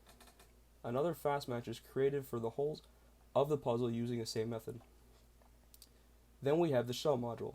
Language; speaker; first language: English; native; English